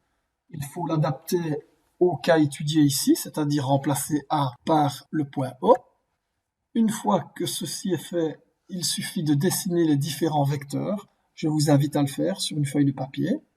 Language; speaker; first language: French; native; French